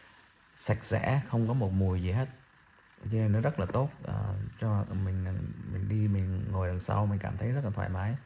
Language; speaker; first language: Vietnamese; early bilingual, heritage; Vietnamese